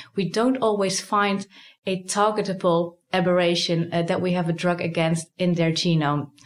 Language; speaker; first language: English; non-native, fluent; Dutch